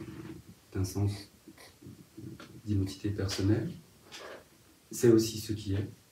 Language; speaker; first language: French; native; French